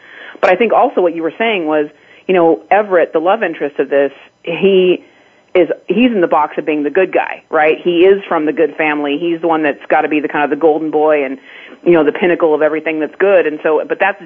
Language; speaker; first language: English; native; English